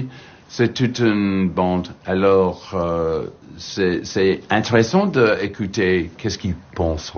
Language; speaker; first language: French; non-native, learner; English